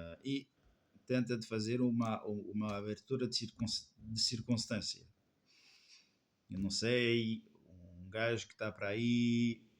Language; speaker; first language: Portuguese; non-native, fluent; French